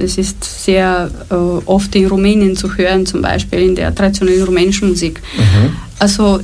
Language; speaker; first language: German; non-native, fluent; Romanian